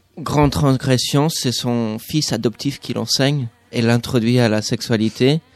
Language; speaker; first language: French; non-native, fluent; English